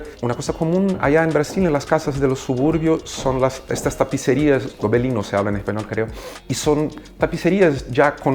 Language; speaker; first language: Spanish; non-native, fluent; Portuguese